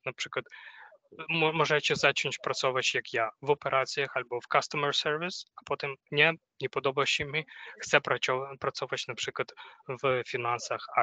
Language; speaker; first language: Polish; non-native, fluent; Ukrainian